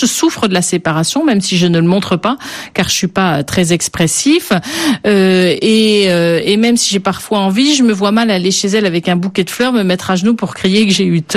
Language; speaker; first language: French; native; French